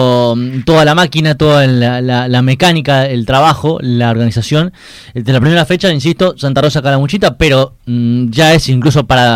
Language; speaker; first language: Spanish; native; Spanish